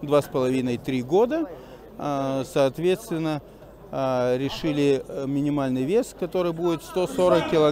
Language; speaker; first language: Russian; native; Russian